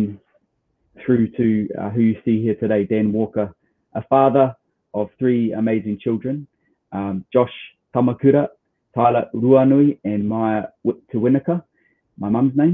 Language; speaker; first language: English; native; English